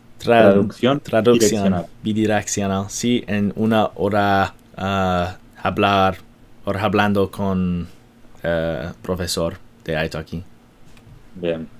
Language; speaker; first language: Spanish; non-native, learner; English